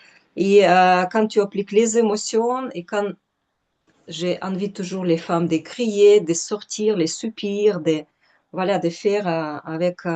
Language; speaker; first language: French; non-native, fluent; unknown